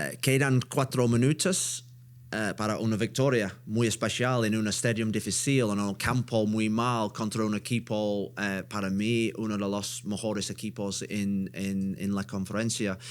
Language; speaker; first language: Spanish; non-native, learner; English